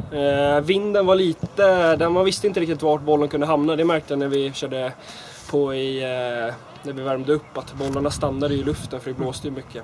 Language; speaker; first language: Swedish; native; Swedish